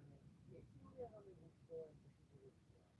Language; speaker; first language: Spanish; non-native, fluent; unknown